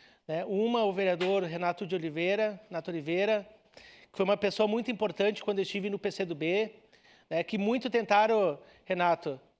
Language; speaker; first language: Portuguese; native; Portuguese